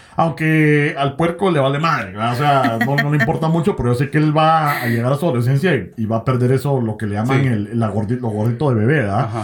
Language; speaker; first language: Spanish; native; Spanish